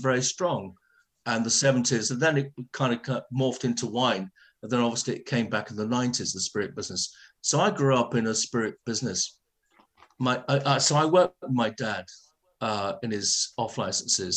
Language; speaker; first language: English; native; English